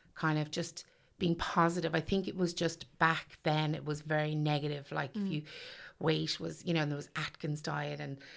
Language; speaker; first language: English; native; English